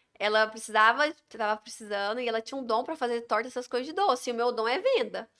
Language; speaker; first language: Portuguese; native; Portuguese